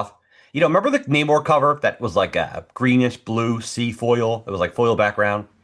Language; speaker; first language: English; native; English